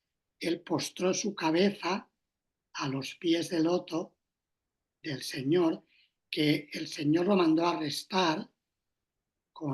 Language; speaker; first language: Spanish; native; Spanish